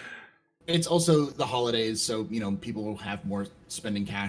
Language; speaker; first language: English; native; English